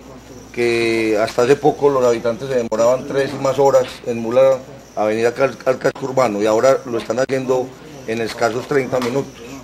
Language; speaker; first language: Spanish; native; Spanish